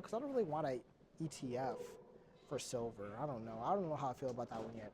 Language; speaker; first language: English; native; English